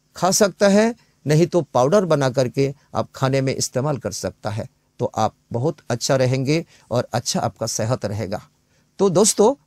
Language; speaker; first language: Hindi; non-native, local second language; Bangla